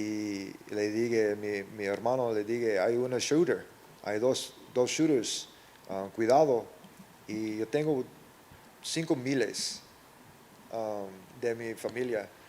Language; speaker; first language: Spanish; non-native, learner; English